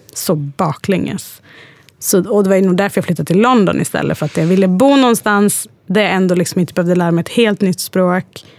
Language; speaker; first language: Swedish; early bilingual, other home language; Arabic